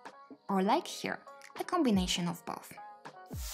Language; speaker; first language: English; non-native, fluent; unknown